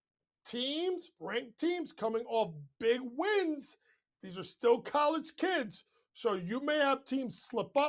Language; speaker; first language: English; native; English